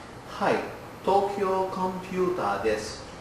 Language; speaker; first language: Japanese; non-native, learner; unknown